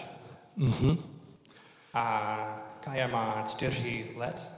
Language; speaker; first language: Czech; non-native, learner; English